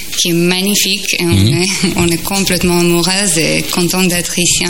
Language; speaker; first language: French; non-native, fluent; Croatian